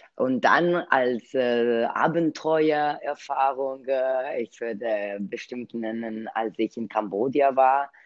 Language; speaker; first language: German; non-native, learner; Italian